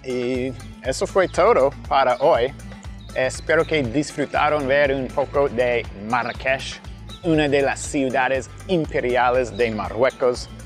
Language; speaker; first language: Spanish; non-native, fluent; English